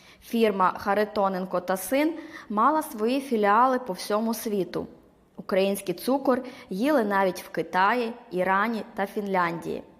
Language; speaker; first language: Ukrainian; native; Ukrainian